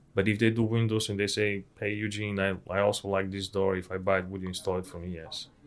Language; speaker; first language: English; non-native, fluent; Bulgarian